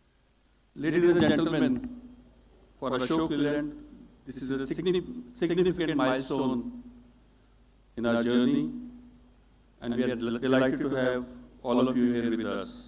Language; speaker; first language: English; non-native, local second language; Hindi